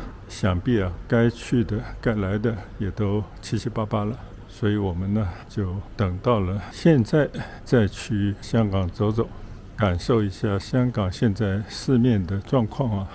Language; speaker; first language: Chinese; native; Chinese